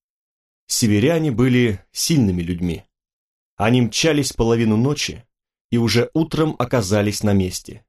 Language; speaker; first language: Russian; native; Russian